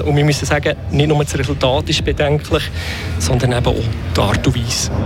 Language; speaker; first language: German; native; German